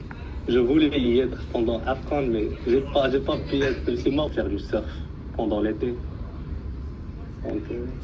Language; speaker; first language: French; early bilingual, heritage; Arabic